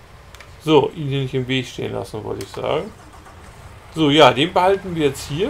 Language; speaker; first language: German; native; German